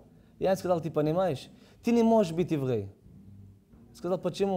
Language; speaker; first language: Russian; non-native, learner; Hebrew